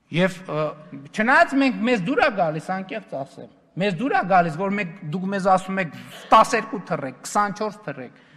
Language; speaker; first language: Armenian; native; Armenian